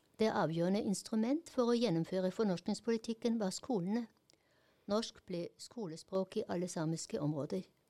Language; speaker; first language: Norwegian; non-native, fluent; German